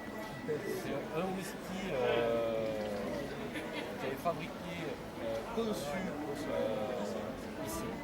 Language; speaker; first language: French; native; French